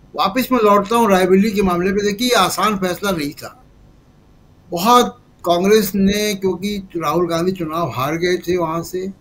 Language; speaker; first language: Hindi; native; Hindi